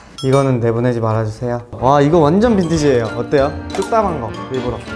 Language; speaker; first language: Korean; native; Korean